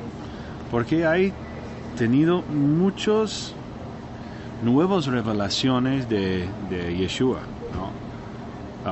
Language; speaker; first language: Spanish; non-native, learner; English